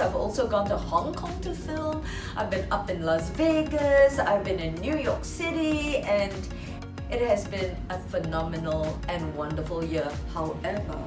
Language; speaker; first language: English; native; English